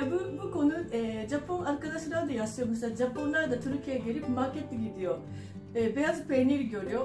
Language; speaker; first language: Turkish; non-native, fluent; Japanese